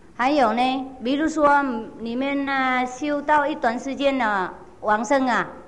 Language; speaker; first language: Chinese; non-native, fluent; Vietnamese